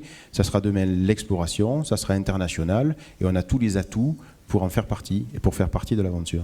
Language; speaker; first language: French; native; French